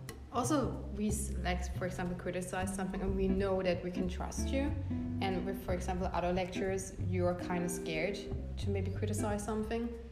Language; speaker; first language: English; non-native, fluent; German